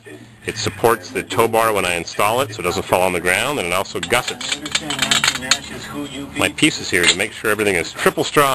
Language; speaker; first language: English; native; English